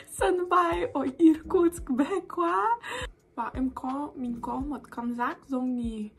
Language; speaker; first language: Vietnamese; non-native, learner; Russian